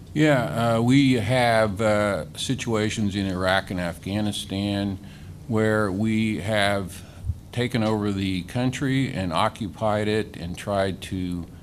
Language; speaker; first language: English; native; English